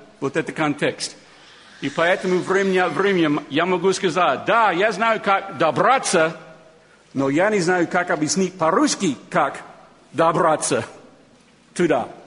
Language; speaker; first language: Russian; non-native, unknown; English